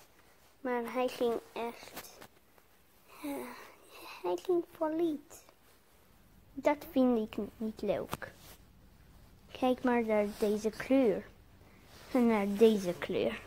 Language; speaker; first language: Dutch; non-native, learner; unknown